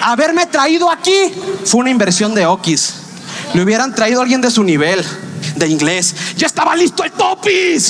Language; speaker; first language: Spanish; native; Spanish